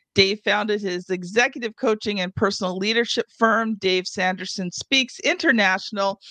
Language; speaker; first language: English; native; English